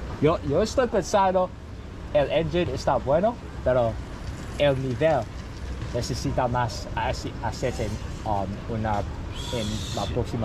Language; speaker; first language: Spanish; non-native, learner; English